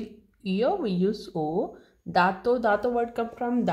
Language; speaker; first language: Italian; non-native, learner; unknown